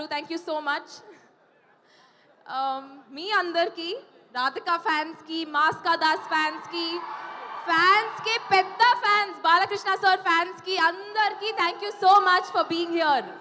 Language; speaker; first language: Telugu; non-native, fluent; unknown